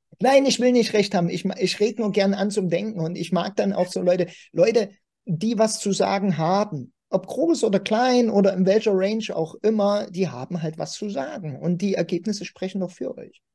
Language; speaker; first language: German; native; German